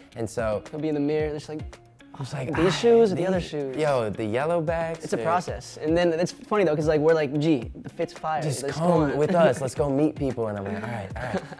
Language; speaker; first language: English; native; English